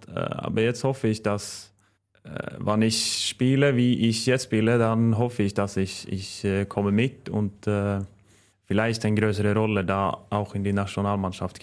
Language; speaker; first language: German; non-native, fluent; Norwegian